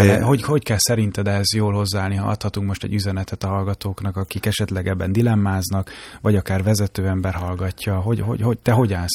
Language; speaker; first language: Hungarian; native; Hungarian